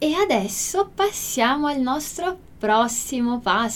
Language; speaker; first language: Italian; non-native, fluent; Portuguese